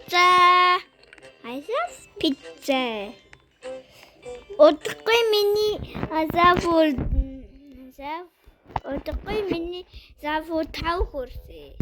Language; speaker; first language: Mongolian; early bilingual, heritage; Mongolian